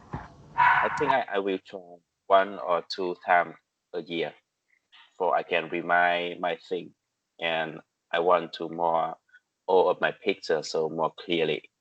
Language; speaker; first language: English; non-native, learner; Vietnamese